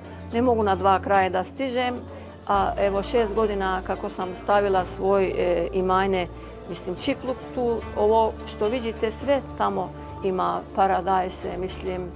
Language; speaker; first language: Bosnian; early bilingual, heritage; Bosnian